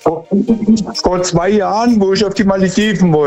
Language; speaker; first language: German; native; German